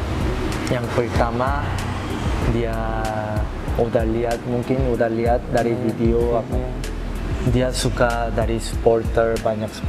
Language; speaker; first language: Indonesian; non-native, fluent; Korean